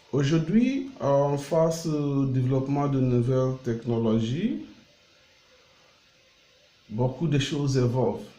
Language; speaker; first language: French; non-native, learner; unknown